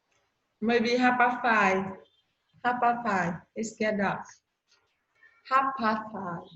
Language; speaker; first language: English; non-native, learner; Vietnamese